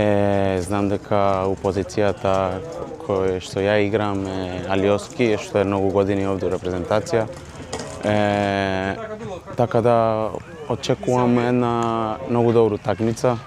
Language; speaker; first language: Macedonian; early bilingual, heritage; Macedonian